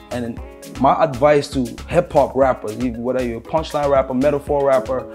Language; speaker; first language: English; non-native, local second language; Hausa